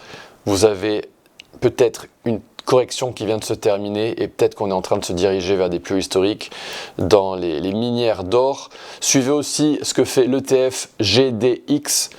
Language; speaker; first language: French; native; French